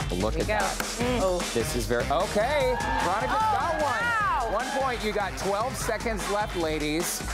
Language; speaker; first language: English; native; English